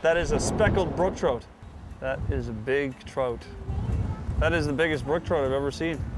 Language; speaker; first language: English; native; English